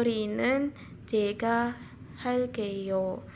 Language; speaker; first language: Korean; non-native, fluent; Indonesian